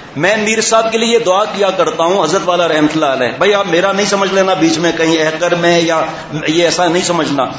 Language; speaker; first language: Urdu; native; Urdu